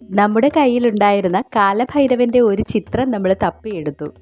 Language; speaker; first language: Malayalam; native; Malayalam